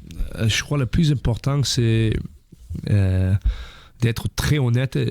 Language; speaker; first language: French; non-native, fluent; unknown